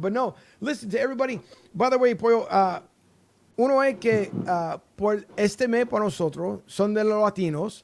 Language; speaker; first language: Spanish; non-native, learner; English